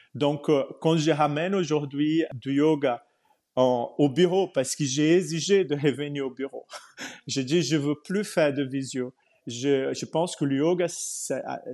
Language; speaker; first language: French; non-native, fluent; Portuguese